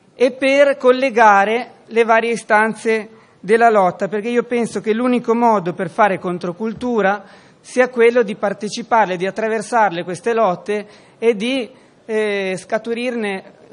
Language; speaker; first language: Italian; native; Italian